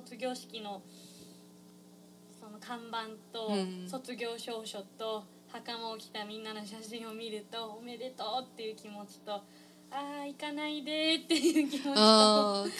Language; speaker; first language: Japanese; native; Japanese